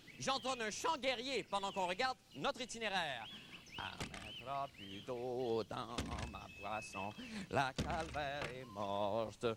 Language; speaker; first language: French; native; French